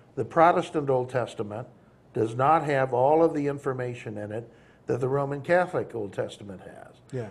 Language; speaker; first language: English; native; English